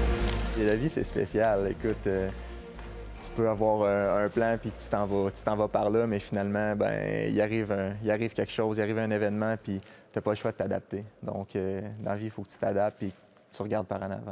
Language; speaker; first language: French; native; French